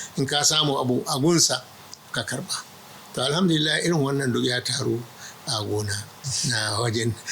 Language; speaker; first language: Hausa; non-native, local second language; Arabic